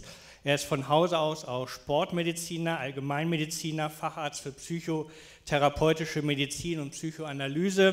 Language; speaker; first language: German; native; German